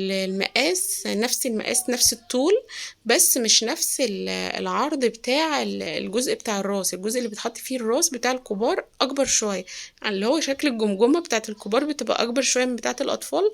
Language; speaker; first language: Arabic; native; Arabic